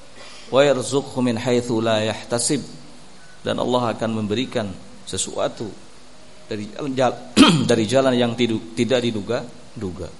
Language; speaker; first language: Indonesian; native; Indonesian